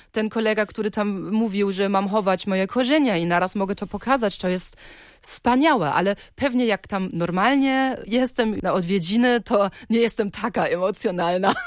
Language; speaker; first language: Polish; early bilingual, heritage; Polish